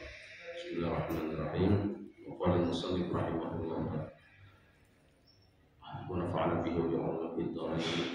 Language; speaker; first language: Arabic; non-native, fluent; Indonesian